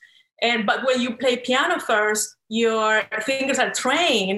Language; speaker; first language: English; non-native, fluent; Spanish